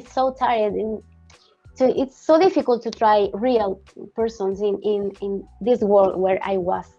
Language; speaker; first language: English; non-native, learner; Spanish